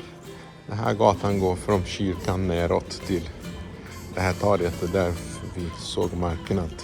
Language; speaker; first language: Swedish; non-native, fluent; Portuguese